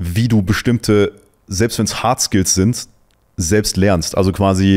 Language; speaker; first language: German; native; German